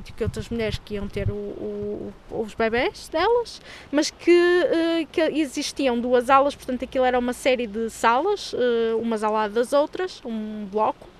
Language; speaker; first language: Portuguese; native; Portuguese